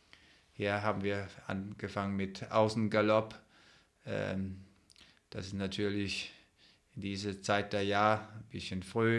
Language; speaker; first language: German; non-native, fluent; Danish